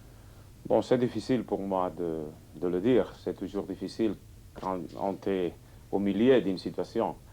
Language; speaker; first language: French; non-native, fluent; Catalan